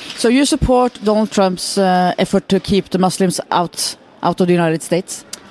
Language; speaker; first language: English; non-native, fluent; Norwegian